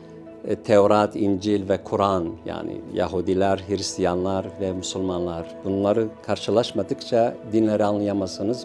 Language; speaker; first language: Turkish; non-native, local second language; Syriac